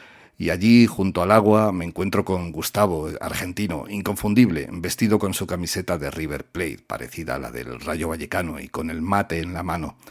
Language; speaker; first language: Spanish; native; Spanish